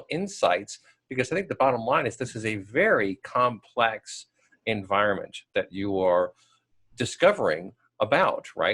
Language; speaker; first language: English; native; English